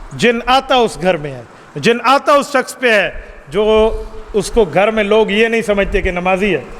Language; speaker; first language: Urdu; non-native, local second language; Saraiki